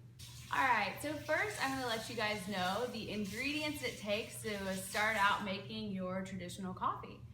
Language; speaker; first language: English; early bilingual, other home language; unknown